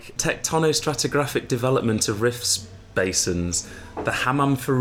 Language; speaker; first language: English; native; English